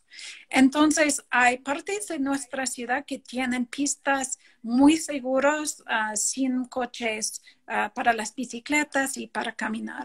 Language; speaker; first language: Spanish; non-native, fluent; English